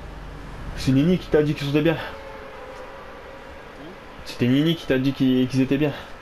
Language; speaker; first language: French; native; French